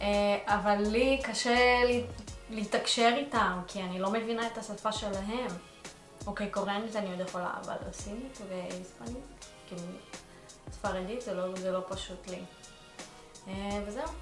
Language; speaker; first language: Hebrew; early bilingual, other home language; Russian